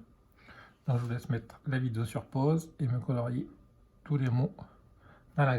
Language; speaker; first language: French; native; French